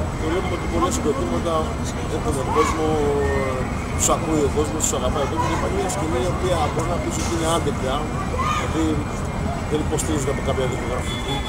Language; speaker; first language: Greek; early bilingual, other home language; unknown